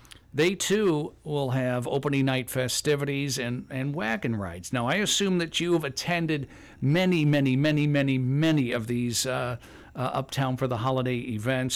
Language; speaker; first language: English; native; English